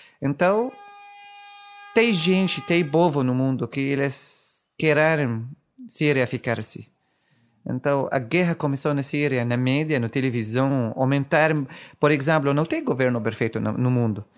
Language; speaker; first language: Portuguese; non-native, fluent; Arabic